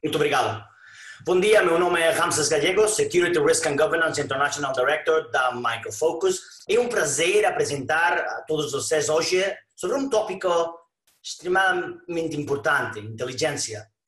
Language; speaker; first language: Portuguese; non-native, learner; Spanish